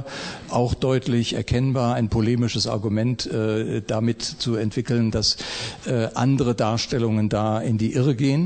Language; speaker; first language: German; native; German